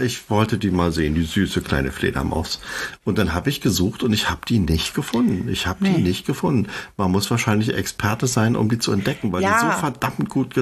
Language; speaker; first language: German; native; German